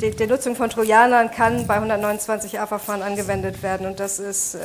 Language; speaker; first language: German; native; German